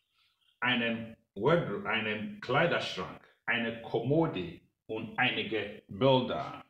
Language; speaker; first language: German; non-native, learner; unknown